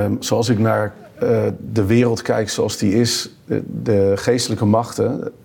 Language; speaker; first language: Dutch; native; Dutch